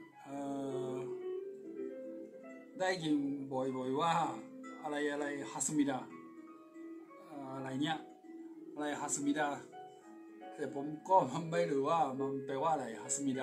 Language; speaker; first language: Thai; non-native, fluent; Japanese